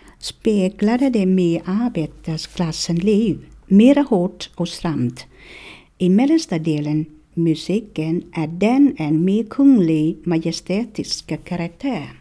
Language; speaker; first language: Swedish; non-native, fluent; Vietnamese